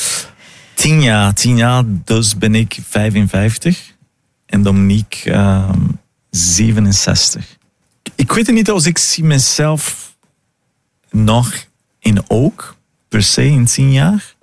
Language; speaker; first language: Dutch; non-native, fluent; Portuguese